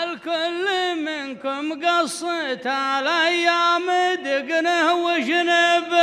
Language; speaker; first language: Arabic; native; Arabic